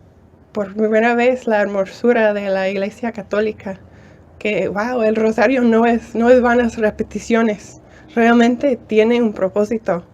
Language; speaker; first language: Spanish; non-native, fluent; English